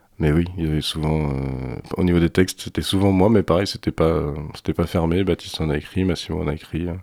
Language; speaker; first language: French; native; French